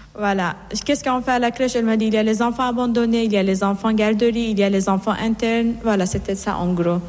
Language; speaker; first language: French; non-native, fluent; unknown